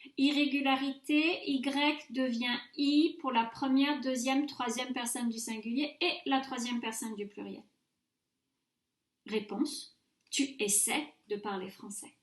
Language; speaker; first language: French; non-native, fluent; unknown